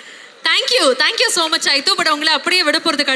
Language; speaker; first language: Tamil; native; Tamil